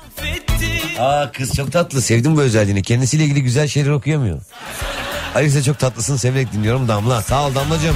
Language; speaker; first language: Turkish; native; Turkish